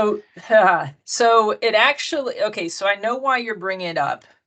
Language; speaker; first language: English; native; English